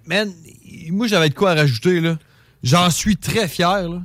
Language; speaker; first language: French; native; French